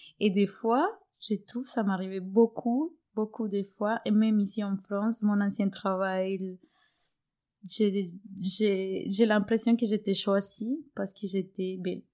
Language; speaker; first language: French; non-native, fluent; Spanish